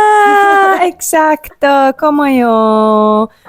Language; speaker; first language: Spanish; non-native, learner; Arabic